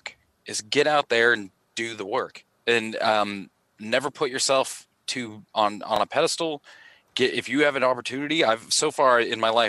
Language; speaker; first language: English; native; English